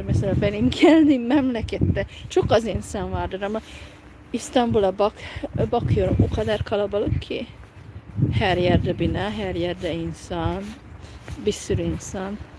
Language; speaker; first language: Turkish; non-native, fluent; Hungarian